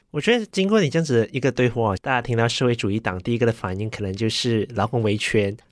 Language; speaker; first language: Chinese; native; Chinese